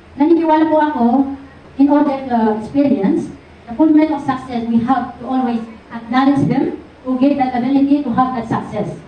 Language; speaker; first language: English; non-native, local second language; Filipino